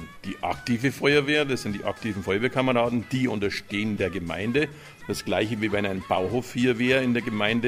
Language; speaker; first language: German; native; German